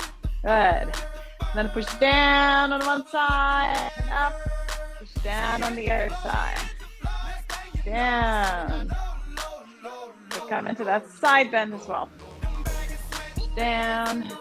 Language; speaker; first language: English; native; English